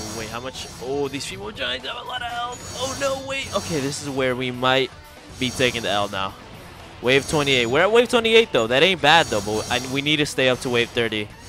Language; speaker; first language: English; early bilingual, other home language; Spanish